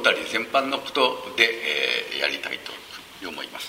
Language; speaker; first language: Japanese; native; Japanese